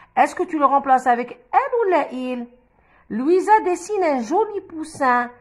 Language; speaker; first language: French; non-native, local second language; Arabic